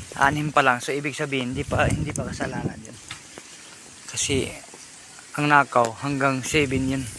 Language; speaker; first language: Filipino; non-native, local second language; Cebuano